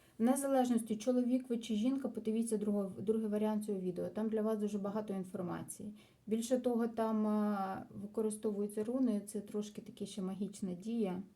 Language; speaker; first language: Ukrainian; non-native, local second language; Russian